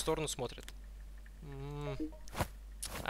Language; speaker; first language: Russian; native; Russian